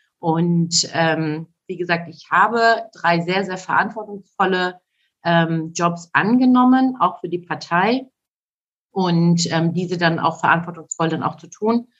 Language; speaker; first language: German; early bilingual, other home language; Turkish